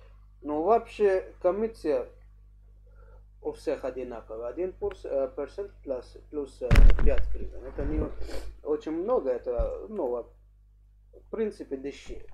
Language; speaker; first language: Russian; non-native, learner; English